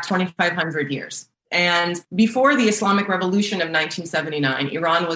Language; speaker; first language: English; native; English